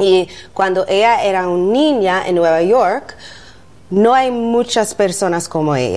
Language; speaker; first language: Spanish; non-native, learner; English